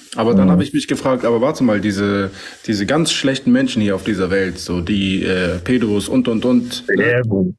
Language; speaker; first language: German; native; German